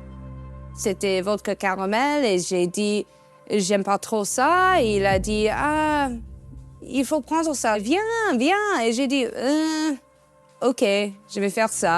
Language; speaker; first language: French; non-native, learner; English